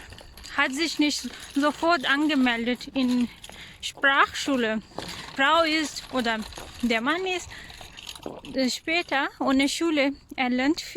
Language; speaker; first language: German; non-native, learner; Urdu